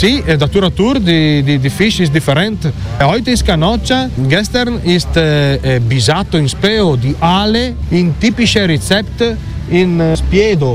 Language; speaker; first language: German; non-native, learner; Italian